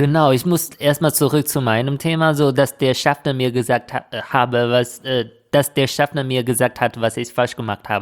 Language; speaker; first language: German; non-native, fluent; Chinese